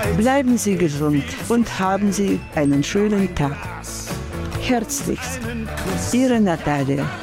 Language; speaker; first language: German; non-native, fluent; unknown